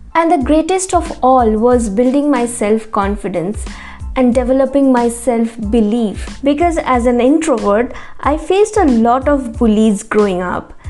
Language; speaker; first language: English; non-native, local second language; Bangla